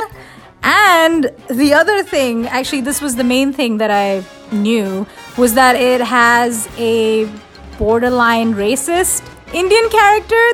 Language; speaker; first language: English; non-native, local second language; Hindi